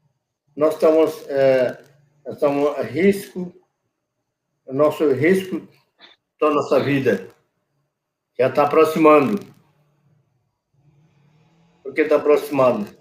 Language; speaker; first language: Portuguese; non-native, local second language; Yanomámi